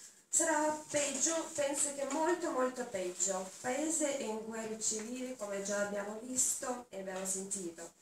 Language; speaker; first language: Italian; non-native, learner; Russian